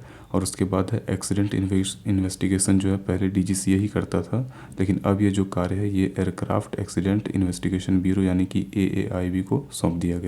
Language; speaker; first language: Hindi; native; Hindi